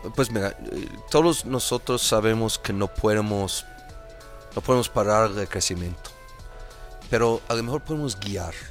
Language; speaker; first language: Spanish; non-native, fluent; English